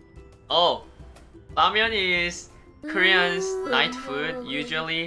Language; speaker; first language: English; non-native, learner; Korean